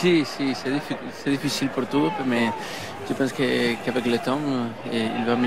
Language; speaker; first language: French; non-native, learner; Spanish